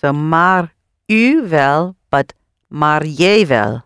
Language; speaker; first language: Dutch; non-native, learner; English